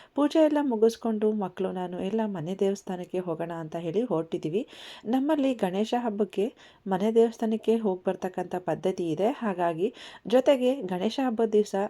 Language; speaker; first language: Kannada; native; Kannada